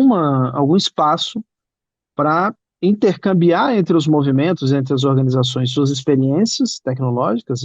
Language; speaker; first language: Portuguese; native; Portuguese